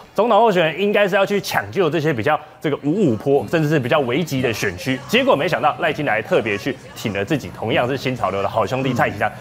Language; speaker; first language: Chinese; native; Chinese